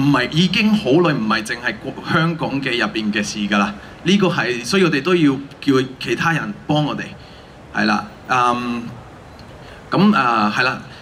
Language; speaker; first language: Cantonese; non-native, fluent; Spanish